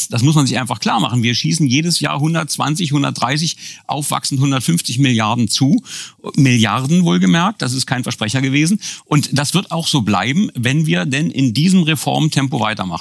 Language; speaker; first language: German; native; German